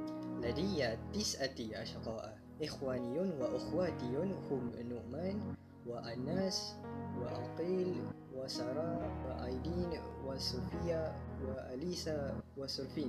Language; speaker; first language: Arabic; non-native, learner; Malay